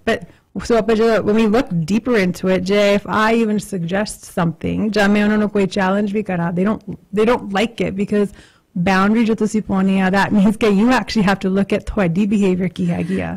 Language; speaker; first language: English; early bilingual, other home language; Punjabi